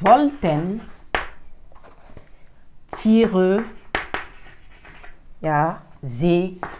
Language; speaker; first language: German; non-native, fluent; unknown